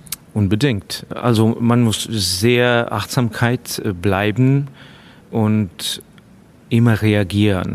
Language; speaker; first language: German; non-native, fluent; Estonian